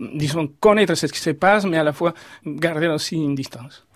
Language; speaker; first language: French; non-native, fluent; Spanish